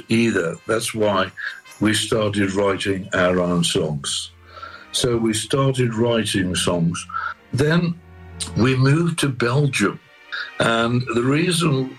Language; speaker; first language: English; native; English